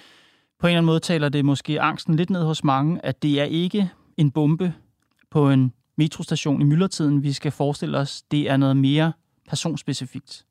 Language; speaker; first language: Danish; native; Danish